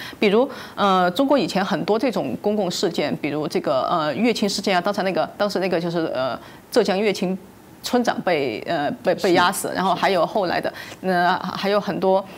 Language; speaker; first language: Chinese; native; Chinese